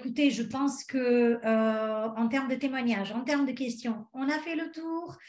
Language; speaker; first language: French; native; French